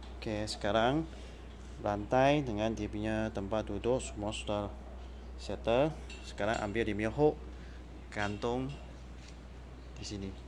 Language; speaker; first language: Malay; non-native, local second language; Chinese